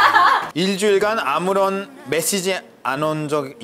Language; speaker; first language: Korean; non-native, fluent; Spanish